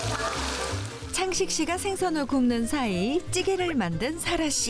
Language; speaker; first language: Korean; native; Korean